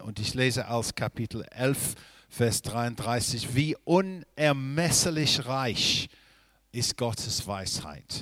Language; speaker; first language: German; non-native, fluent; English